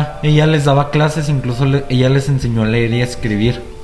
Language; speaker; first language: Spanish; native; Spanish